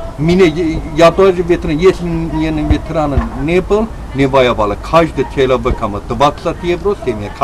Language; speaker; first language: Russian; non-native, learner; Azerbaijani